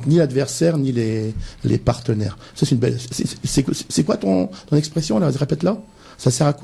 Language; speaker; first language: French; native; French